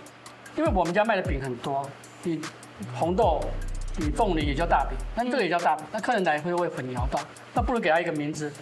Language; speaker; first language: Chinese; native; Chinese